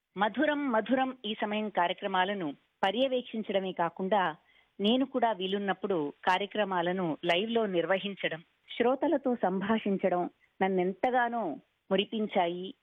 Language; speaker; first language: Telugu; native; Telugu